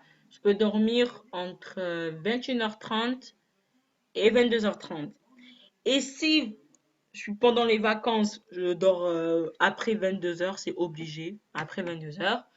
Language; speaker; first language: French; native; French